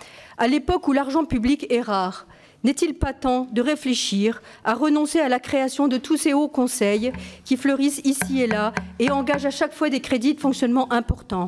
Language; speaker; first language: French; native; French